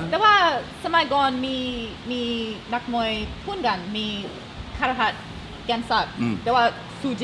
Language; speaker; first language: Thai; non-native, learner; English